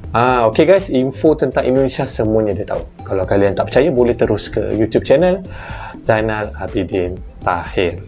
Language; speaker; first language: Malay; native; Malay